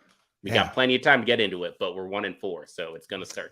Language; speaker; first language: English; native; English